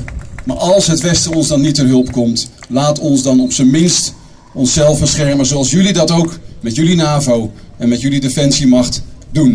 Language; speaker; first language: Dutch; native; Dutch